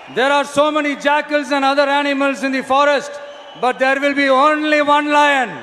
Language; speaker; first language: English; non-native, local second language; Tamil